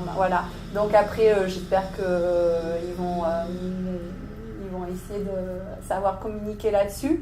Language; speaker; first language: French; native; French